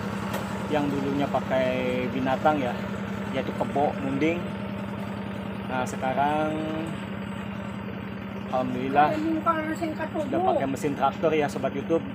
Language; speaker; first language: Indonesian; native; Indonesian